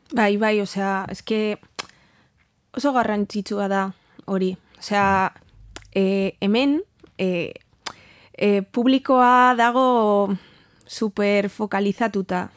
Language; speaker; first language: Basque; non-native, learner; Spanish